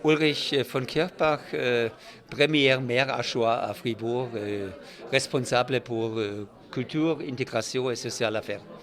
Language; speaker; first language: French; non-native, learner; German